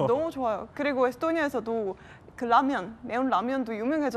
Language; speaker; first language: Korean; non-native, fluent; Estonian